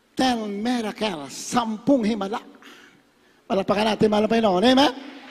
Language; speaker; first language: Filipino; native; Filipino